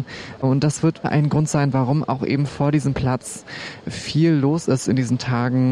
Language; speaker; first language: German; native; German